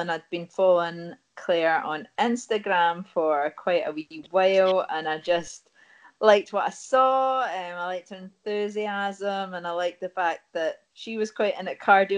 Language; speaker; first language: English; native; English